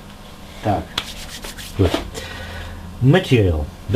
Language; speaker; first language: English; non-native, learner; Russian